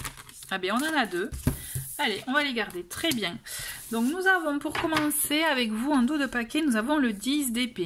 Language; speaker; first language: French; native; French